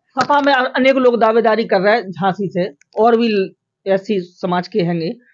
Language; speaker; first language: Hindi; native; Hindi